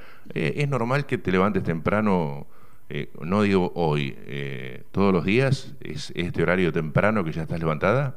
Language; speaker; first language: Spanish; native; Spanish